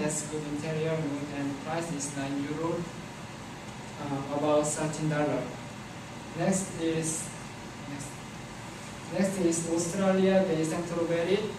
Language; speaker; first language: English; non-native, learner; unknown